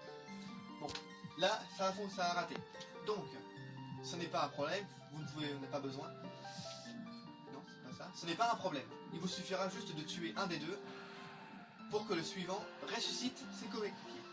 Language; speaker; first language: French; native; French